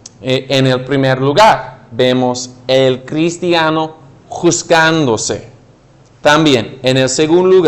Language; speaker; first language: Spanish; non-native, fluent; English